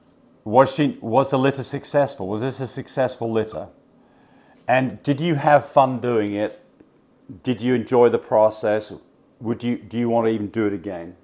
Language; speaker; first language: English; native; English